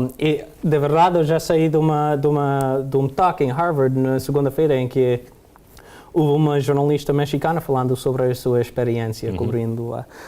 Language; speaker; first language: Portuguese; early bilingual, heritage; Portuguese